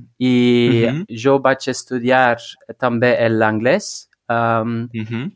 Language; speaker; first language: Catalan; non-native, learner; Dutch